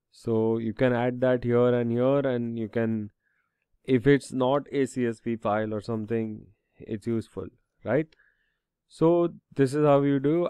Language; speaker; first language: English; non-native, local second language; Hindi